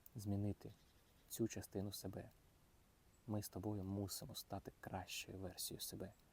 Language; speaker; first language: Ukrainian; non-native, local second language; Russian